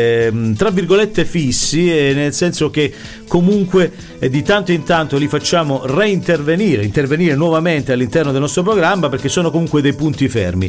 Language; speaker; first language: Italian; native; Italian